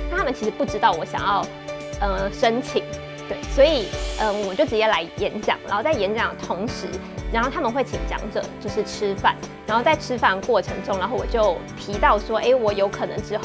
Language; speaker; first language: Chinese; native; Chinese